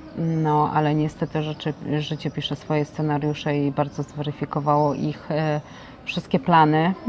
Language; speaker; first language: Polish; native; Polish